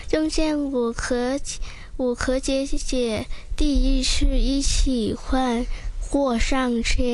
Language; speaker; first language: Chinese; non-native, local second language; Cantonese